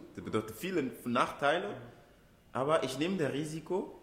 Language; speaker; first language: German; non-native, fluent; Ewe